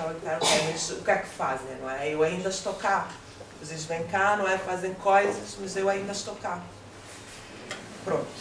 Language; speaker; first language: Portuguese; non-native, fluent; Italian